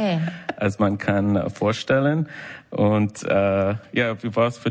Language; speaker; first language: German; non-native, fluent; English